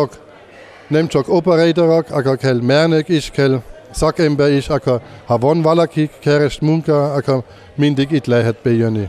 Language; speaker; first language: Hungarian; non-native, learner; German